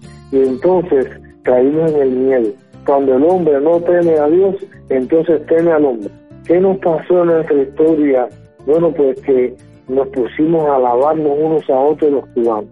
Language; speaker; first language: Spanish; native; Spanish